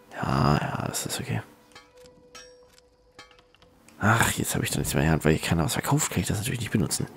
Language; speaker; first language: German; native; German